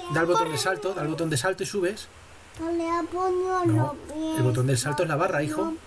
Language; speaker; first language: Spanish; native; Spanish